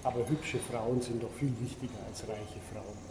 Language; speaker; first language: German; native; German